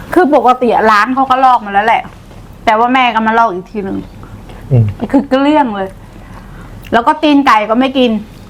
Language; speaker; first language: Thai; native; Thai